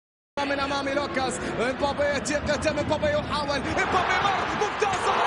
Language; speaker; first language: Arabic; native; Arabic